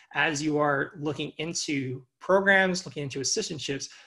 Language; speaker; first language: English; native; English